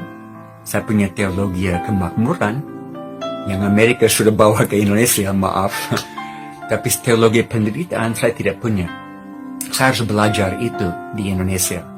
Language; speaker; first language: Indonesian; non-native, fluent; English